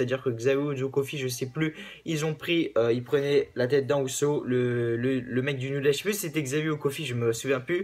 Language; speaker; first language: French; native; French